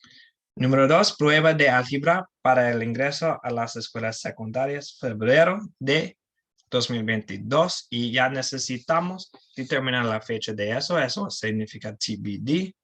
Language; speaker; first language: Spanish; non-native, learner; English